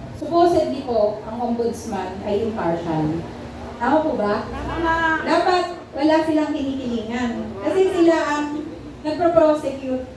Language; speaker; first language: Filipino; native; Filipino